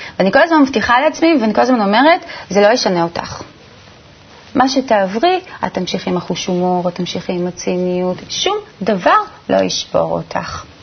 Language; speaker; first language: Hebrew; native; Hebrew